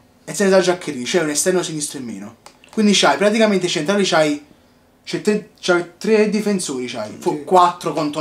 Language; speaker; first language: Italian; native; Italian